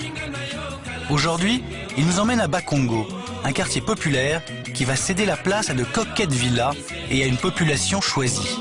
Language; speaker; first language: French; native; French